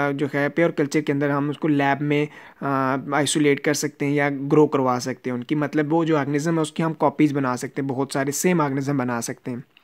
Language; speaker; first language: Urdu; non-native, local second language; Punjabi